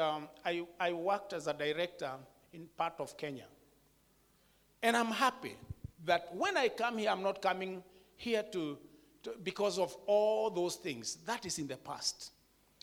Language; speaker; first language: English; non-native, local second language; Kikuyu